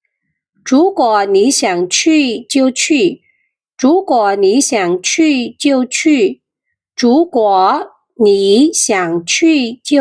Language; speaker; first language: Chinese; non-native, fluent; Khmer